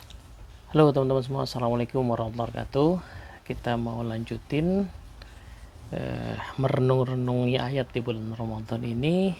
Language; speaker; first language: Indonesian; native; Indonesian